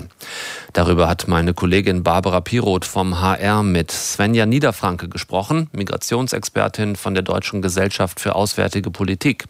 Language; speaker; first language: German; native; German